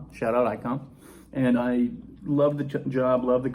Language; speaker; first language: English; native; English